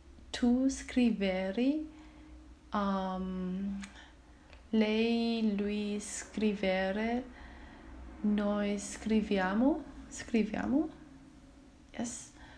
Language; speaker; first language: Italian; non-native, learner; Chinese